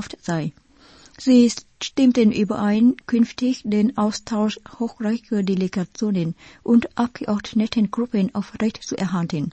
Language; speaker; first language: German; non-native, fluent; Vietnamese